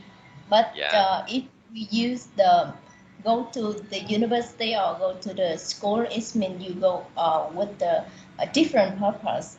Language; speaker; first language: English; non-native, learner; Vietnamese